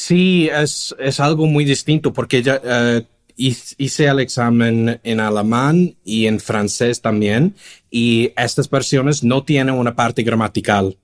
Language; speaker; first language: Spanish; non-native, fluent; English